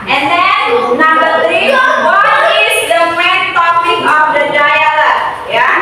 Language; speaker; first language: English; non-native, learner; Indonesian